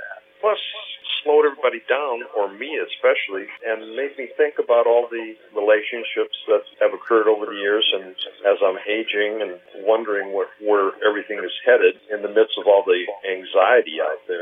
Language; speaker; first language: English; native; English